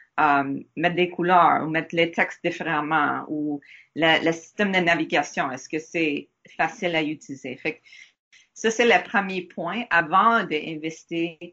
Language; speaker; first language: French; non-native, learner; English